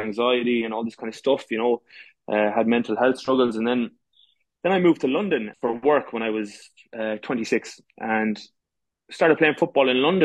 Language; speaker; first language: English; native; English